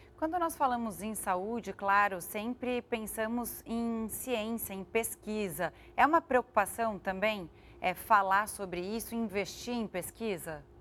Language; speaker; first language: Portuguese; native; Portuguese